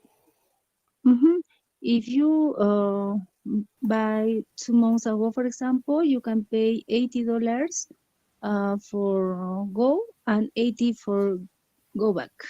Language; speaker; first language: English; non-native, learner; Spanish